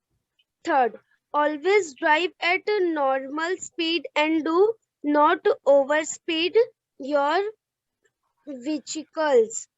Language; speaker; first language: English; non-native, learner; Hindi